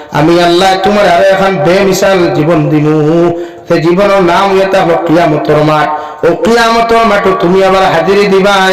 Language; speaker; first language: Bangla; native; Bangla